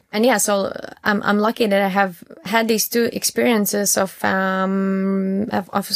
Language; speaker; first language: English; non-native, fluent; Latvian